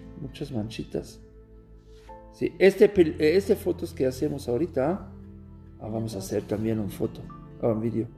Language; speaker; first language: Spanish; non-native, learner; German